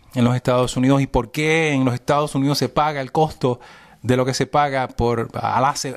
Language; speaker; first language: Spanish; early bilingual, heritage; Spanish